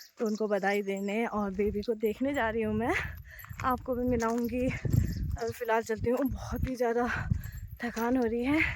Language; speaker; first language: Hindi; non-native, local second language; Garhwali